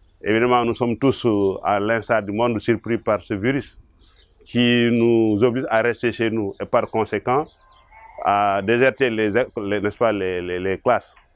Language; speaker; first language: French; non-native, local second language; Wolof